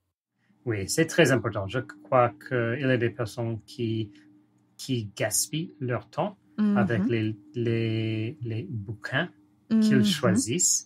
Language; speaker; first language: French; non-native, learner; English